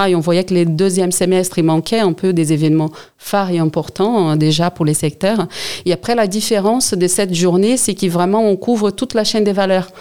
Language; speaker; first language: French; non-native, fluent; Portuguese